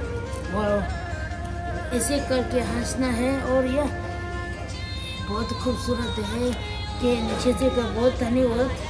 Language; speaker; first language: Hindi; non-native, local second language; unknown